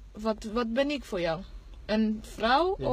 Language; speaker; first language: Dutch; early bilingual, other home language; Lingala